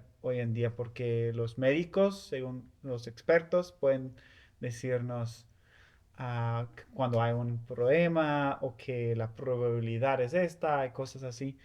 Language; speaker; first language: Spanish; non-native, fluent; English